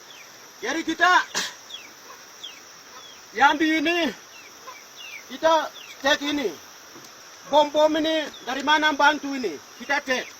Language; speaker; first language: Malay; non-native, local second language; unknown